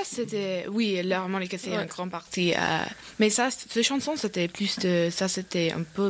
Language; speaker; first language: French; non-native, learner; English